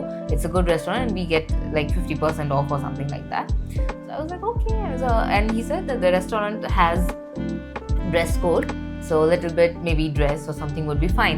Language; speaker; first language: English; non-native, local second language; Hindi